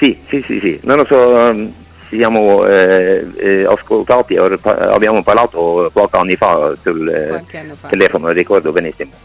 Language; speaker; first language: Italian; non-native, fluent; Norwegian